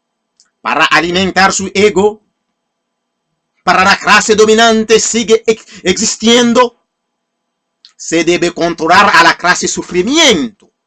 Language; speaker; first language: Spanish; non-native, fluent; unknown